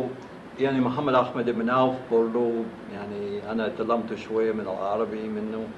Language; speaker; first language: Arabic; non-native, fluent; English